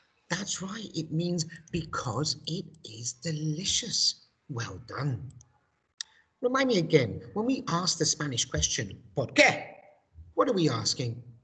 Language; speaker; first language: English; native; English